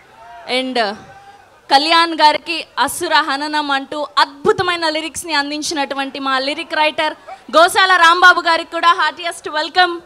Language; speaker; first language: Telugu; native; Telugu